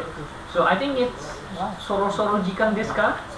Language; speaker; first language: English; non-native, fluent; Indonesian